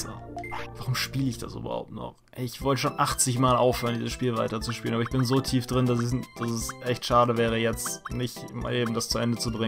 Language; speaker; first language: German; native; German